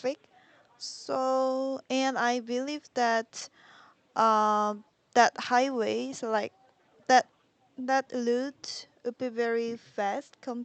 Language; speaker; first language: English; non-native, learner; Korean